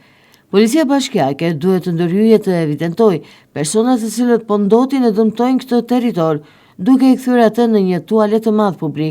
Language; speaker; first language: Albanian; native; Albanian